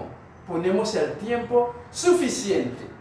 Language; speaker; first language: Spanish; non-native, learner; Haitian Creole